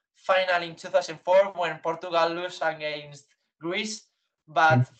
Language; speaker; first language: English; non-native, learner; Spanish